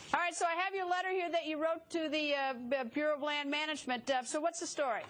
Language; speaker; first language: English; native; English